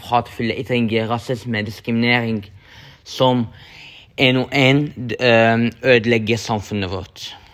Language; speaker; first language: Norwegian; non-native, local second language; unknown